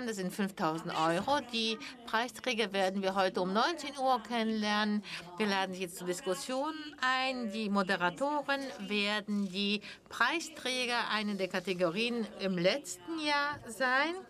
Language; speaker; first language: German; non-native, fluent; Polish